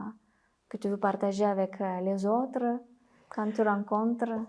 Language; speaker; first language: French; non-native, fluent; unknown